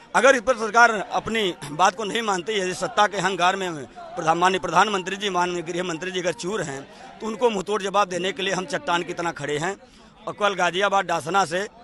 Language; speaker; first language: Hindi; native; Hindi